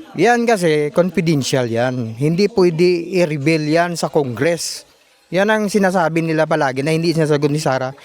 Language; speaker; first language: Filipino; non-native, local second language; Cebuano